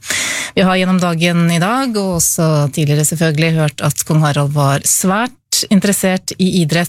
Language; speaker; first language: Norwegian; native; Norwegian